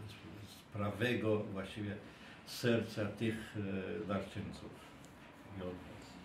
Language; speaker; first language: Polish; non-native, fluent; Arabic